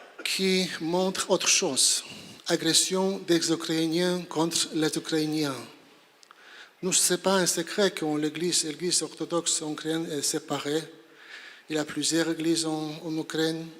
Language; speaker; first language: French; non-native, fluent; Polish